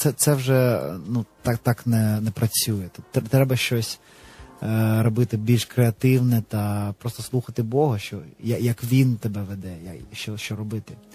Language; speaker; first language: Ukrainian; non-native, local second language; Russian